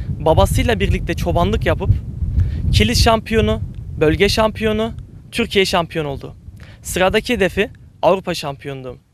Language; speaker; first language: Turkish; native; Turkish